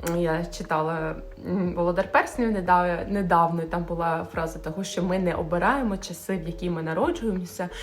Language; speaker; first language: Ukrainian; native; Ukrainian